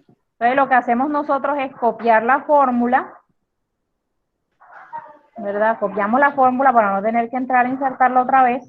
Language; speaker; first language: Spanish; native; Spanish